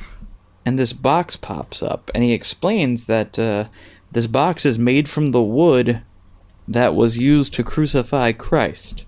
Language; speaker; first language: English; native; English